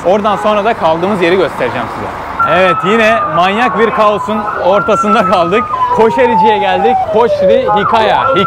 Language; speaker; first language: Turkish; native; Turkish